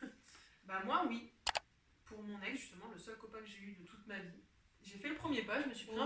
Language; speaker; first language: French; native; French